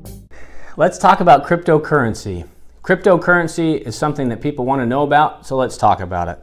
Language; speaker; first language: English; native; English